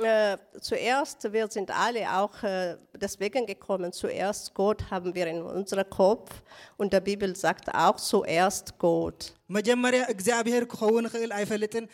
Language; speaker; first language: German; non-native, learner; Tigrinya